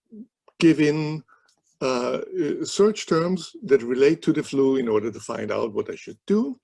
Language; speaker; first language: English; non-native, fluent; German